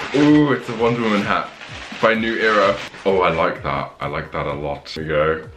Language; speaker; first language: English; native; English